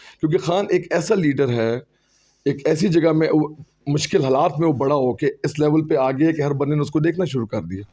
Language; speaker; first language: Urdu; non-native, local second language; Pashto